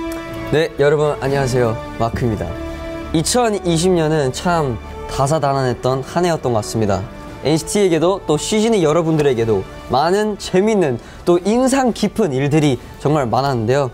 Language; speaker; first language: Korean; early bilingual, heritage; Korean